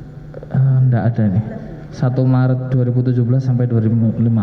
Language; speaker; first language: Indonesian; native; Indonesian